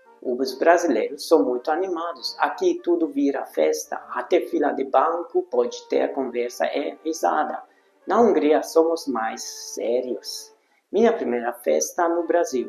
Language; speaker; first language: Portuguese; non-native, fluent; Hungarian